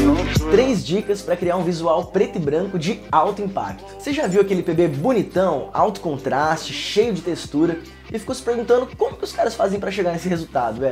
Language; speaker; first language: Portuguese; native; Portuguese